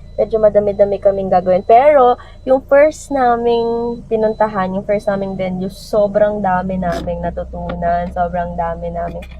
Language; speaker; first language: Filipino; native; Filipino